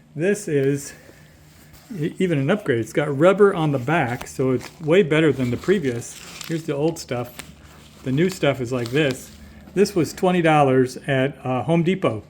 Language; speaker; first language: English; native; English